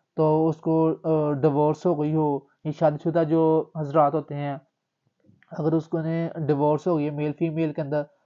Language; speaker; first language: Urdu; native; Urdu